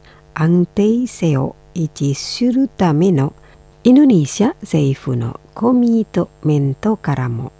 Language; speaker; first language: Japanese; non-native, fluent; Indonesian